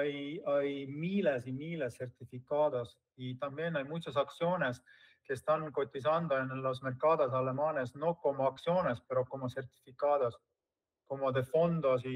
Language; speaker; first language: Spanish; non-native, fluent; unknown